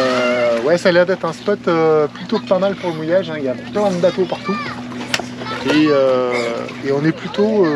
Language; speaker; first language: French; native; French